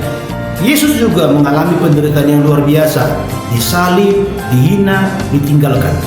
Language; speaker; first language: Indonesian; native; Indonesian